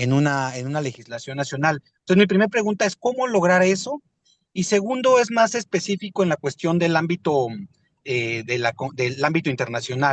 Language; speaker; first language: Spanish; native; Spanish